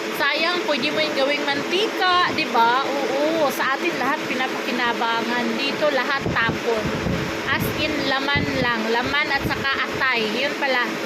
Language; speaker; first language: Filipino; native; Filipino